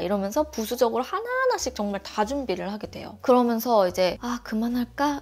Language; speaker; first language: Korean; native; Korean